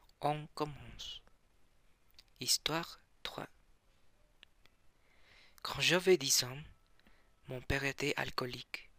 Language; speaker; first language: French; non-native, learner; Spanish